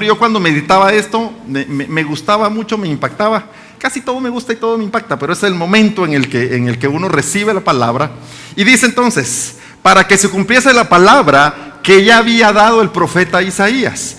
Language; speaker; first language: Spanish; native; Spanish